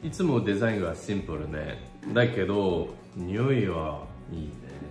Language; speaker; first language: Japanese; non-native, fluent; French